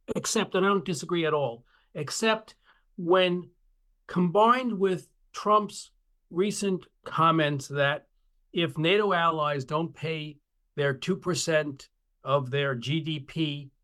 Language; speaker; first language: English; native; English